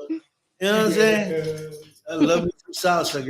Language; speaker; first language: English; native; English